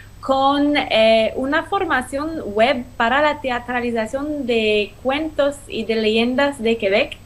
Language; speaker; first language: Spanish; non-native, fluent; French